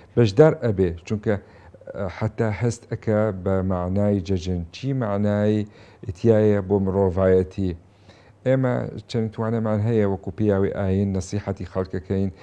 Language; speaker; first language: Central Kurdish; non-native, local second language; Syriac